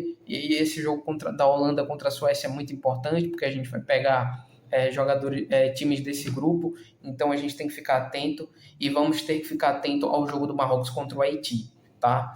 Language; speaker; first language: Portuguese; native; Portuguese